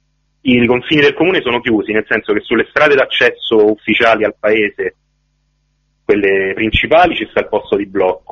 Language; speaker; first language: Italian; native; Italian